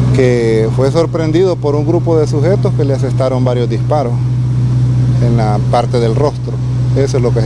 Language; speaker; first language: Spanish; native; Spanish